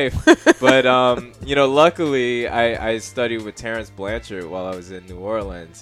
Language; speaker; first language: English; native; English